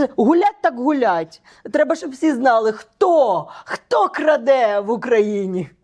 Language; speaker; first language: Ukrainian; native; Ukrainian